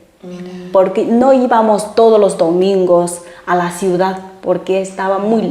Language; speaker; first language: Spanish; non-native, fluent; Chinese